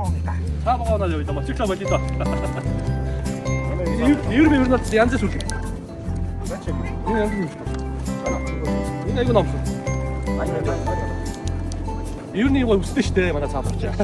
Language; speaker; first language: Mongolian; native; Mongolian